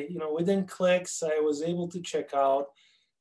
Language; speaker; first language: English; non-native, fluent; Turkish